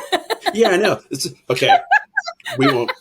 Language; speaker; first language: English; native; English